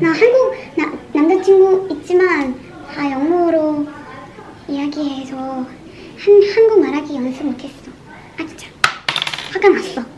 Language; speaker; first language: Korean; non-native, learner; Vietnamese